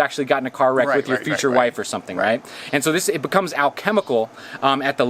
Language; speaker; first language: English; native; English